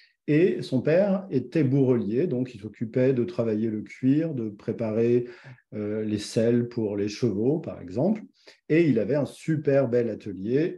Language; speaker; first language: French; native; French